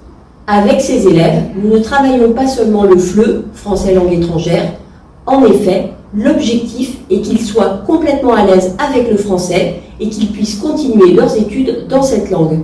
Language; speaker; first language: French; native; French